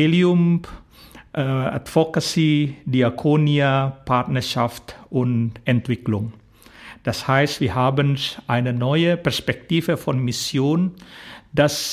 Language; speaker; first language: German; non-native, fluent; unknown